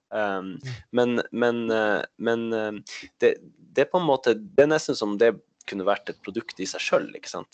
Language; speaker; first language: Swedish; non-native, fluent; Norwegian